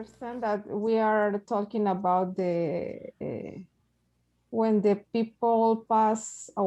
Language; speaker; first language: English; non-native, learner; Spanish